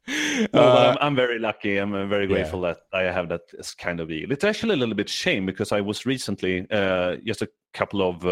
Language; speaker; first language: English; non-native, fluent; Swedish